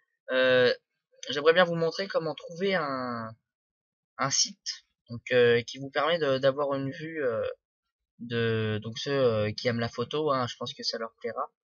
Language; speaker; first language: French; native; French